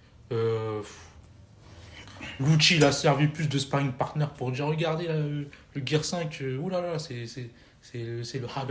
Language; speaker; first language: French; native; French